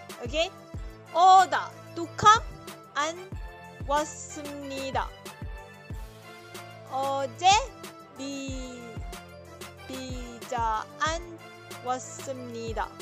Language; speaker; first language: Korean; non-native, learner; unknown